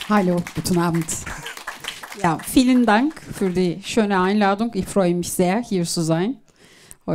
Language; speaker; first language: German; non-native, fluent; Turkish